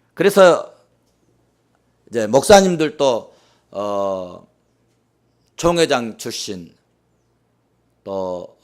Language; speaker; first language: Korean; native; Korean